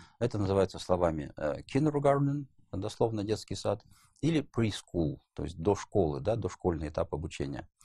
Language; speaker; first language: Russian; native; Russian